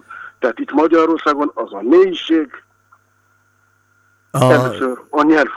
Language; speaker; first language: Hungarian; non-native, fluent; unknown